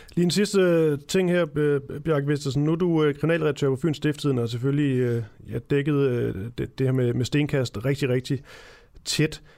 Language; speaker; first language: Danish; native; Danish